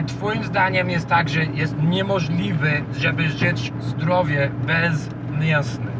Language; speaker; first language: Polish; non-native, learner; English